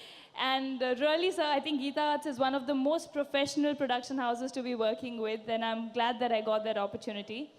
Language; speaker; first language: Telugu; non-native, fluent; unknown